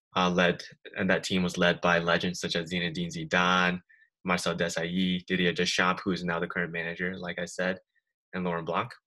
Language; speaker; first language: English; native; English